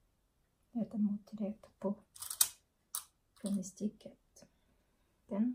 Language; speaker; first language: Swedish; non-native, learner; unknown